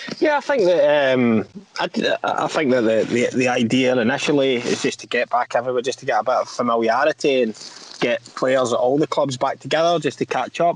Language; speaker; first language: English; native; English